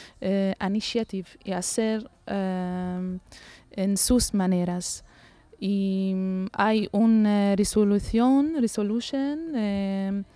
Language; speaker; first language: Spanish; non-native, learner; Arabic